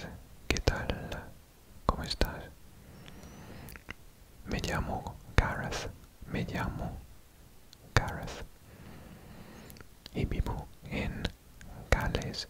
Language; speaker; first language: Spanish; non-native, fluent; Welsh